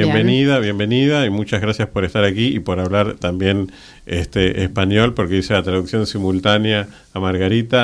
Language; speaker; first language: Spanish; native; Spanish